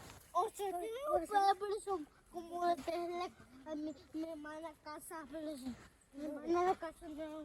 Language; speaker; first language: Spanish; early bilingual, heritage; Spanish